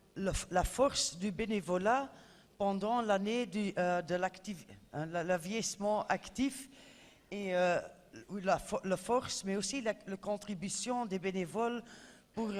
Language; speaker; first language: French; non-native, fluent; Dutch